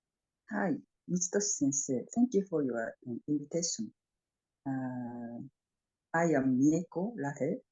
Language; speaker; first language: English; non-native, fluent; Japanese